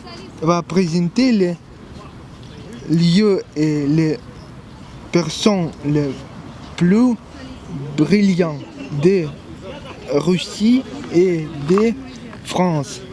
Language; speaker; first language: French; non-native, fluent; Russian